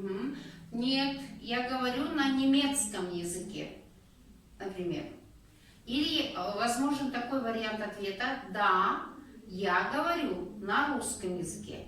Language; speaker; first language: Russian; non-native, local second language; Kazakh